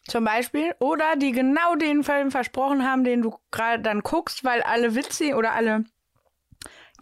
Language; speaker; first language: German; native; German